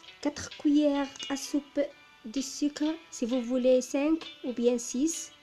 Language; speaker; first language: French; non-native, local second language; Arabic